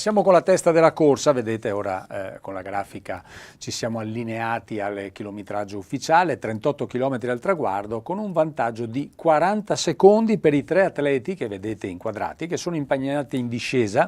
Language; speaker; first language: Italian; native; Italian